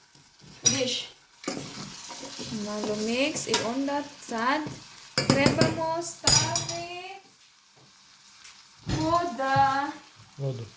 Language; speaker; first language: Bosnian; non-native, learner; Filipino